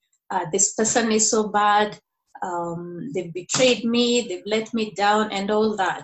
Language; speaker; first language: English; non-native, local second language; Kikuyu